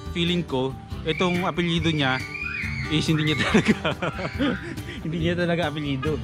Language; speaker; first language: Filipino; non-native, local second language; Aklanon